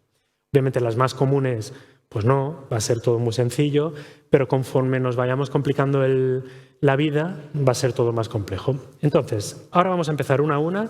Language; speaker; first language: Spanish; native; Spanish